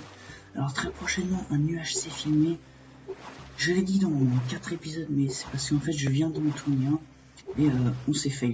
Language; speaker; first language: French; native; French